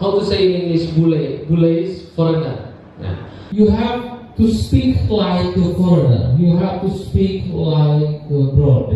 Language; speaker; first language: English; non-native, learner; Indonesian